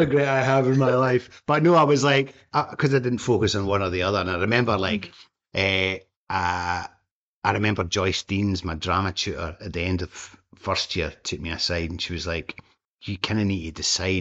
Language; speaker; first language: English; native; English